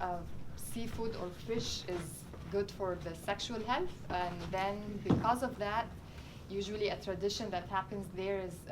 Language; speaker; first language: English; non-native, local second language; Arabic